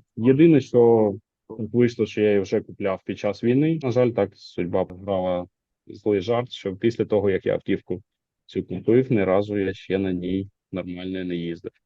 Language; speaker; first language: Ukrainian; native; Ukrainian